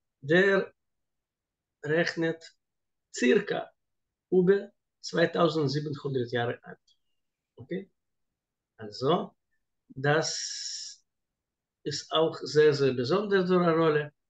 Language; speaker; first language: German; non-native, fluent; Russian